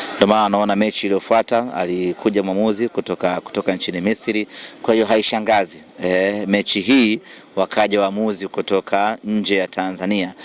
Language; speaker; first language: Swahili; native; Swahili